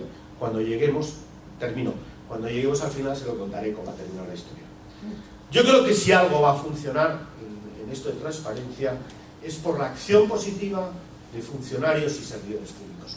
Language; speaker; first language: Spanish; native; Spanish